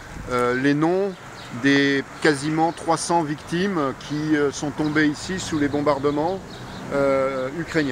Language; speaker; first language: French; native; French